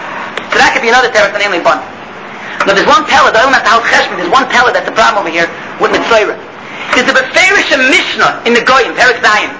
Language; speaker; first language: English; native; English